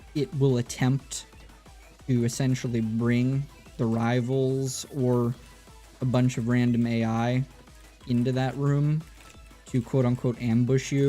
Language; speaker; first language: English; native; English